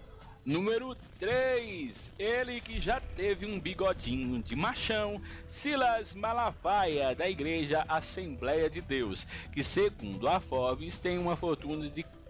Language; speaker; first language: Portuguese; native; Portuguese